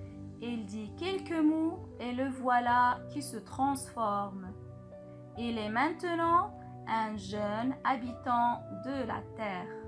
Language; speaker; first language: French; non-native, local second language; Arabic